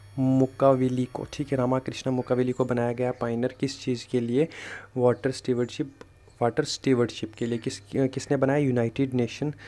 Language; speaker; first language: Hindi; non-native, local second language; Kashmiri